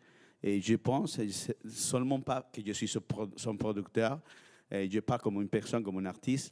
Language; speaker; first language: French; non-native, fluent; Spanish